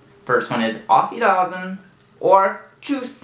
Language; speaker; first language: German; non-native, learner; English